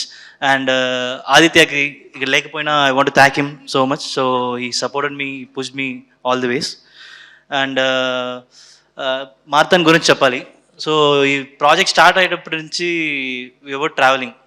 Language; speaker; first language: Telugu; non-native, local second language; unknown